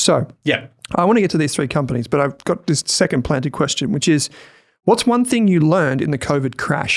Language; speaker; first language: English; native; English